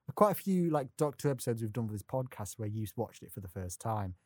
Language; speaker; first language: English; native; English